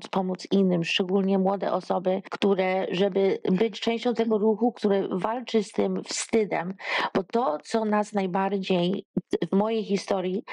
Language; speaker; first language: Polish; early bilingual, heritage; Polish